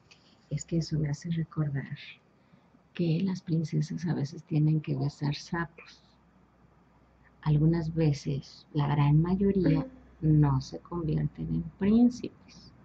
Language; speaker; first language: Spanish; native; Spanish